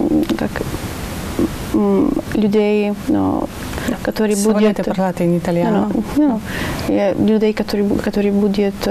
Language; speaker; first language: Russian; non-native, learner; Italian